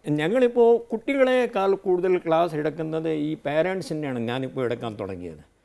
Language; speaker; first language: Malayalam; non-native, fluent; Hindi